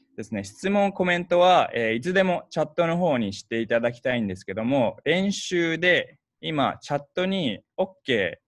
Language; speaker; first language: Japanese; early bilingual, heritage; Japanese